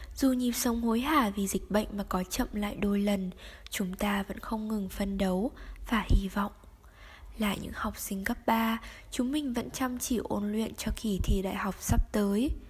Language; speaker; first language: Vietnamese; native; Vietnamese